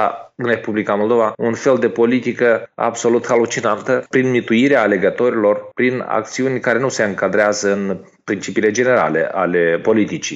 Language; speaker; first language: Romanian; native; Romanian